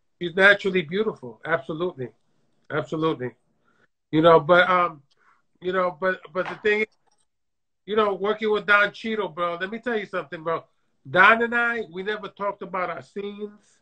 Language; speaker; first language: English; native; English